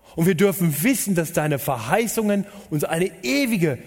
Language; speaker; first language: German; native; German